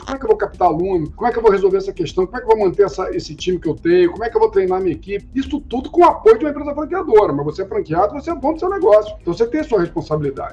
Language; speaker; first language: Portuguese; native; Portuguese